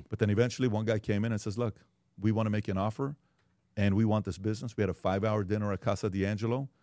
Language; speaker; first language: English; early bilingual, other home language; Persian